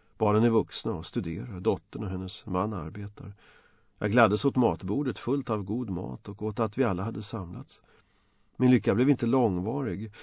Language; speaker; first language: Swedish; non-native, fluent; Bosnian